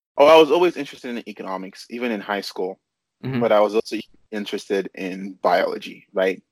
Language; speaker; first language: English; non-native, local second language; Yoruba